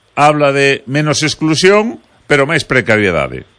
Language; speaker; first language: Galician; non-native, local second language; Spanish